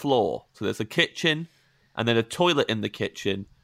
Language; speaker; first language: English; native; English